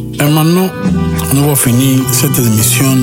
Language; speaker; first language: French; non-native, learner; Spanish